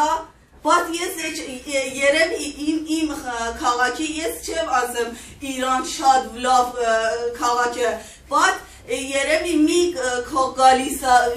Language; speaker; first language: Armenian; non-native, learner; Persian